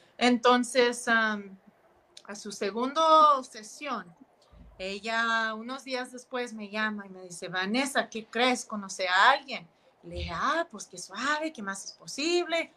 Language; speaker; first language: Spanish; early bilingual, heritage; Spanish